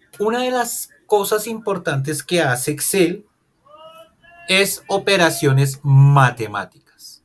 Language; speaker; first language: Spanish; native; Spanish